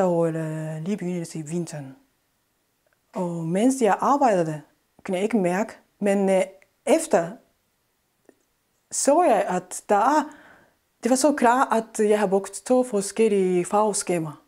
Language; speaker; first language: Danish; non-native, fluent; Japanese